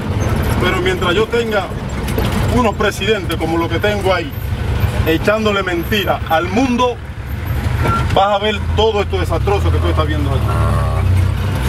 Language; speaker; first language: Spanish; native; Spanish